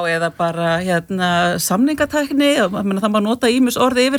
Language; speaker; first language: Icelandic; native; Icelandic